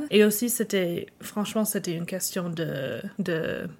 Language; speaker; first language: French; non-native, fluent; English